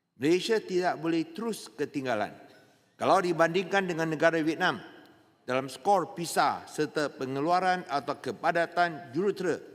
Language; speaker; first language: Malay; non-native, local second language; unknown